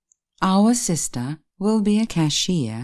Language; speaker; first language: English; non-native, fluent; Russian